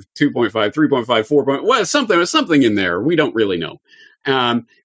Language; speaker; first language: English; native; English